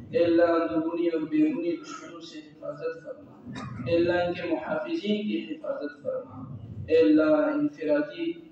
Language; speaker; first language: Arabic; non-native, fluent; Urdu